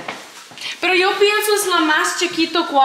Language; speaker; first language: Spanish; non-native, learner; English